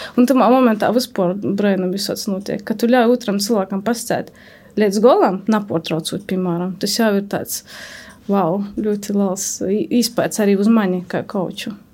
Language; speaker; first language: Latvian; native; Latvian